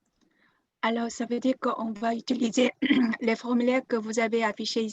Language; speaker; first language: French; non-native, fluent; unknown